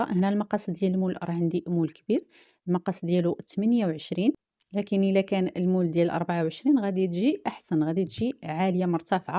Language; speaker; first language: Arabic; native; Arabic